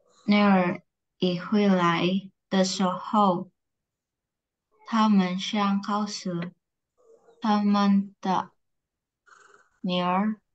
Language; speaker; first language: Chinese; non-native, learner; Indonesian